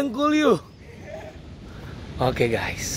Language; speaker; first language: English; non-native, learner; Indonesian